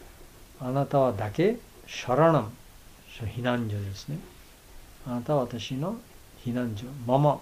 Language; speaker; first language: Japanese; non-native, learner; Bangla